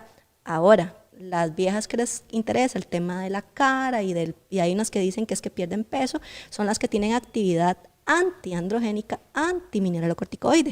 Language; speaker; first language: Spanish; native; Spanish